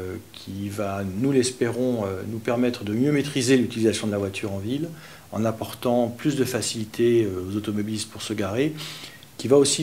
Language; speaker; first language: French; native; French